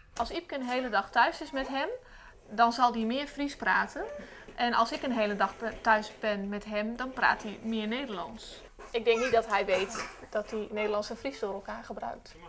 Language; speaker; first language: Dutch; native; Dutch